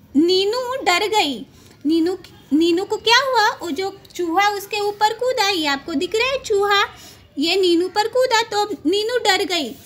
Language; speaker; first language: Hindi; non-native, local second language; Marathi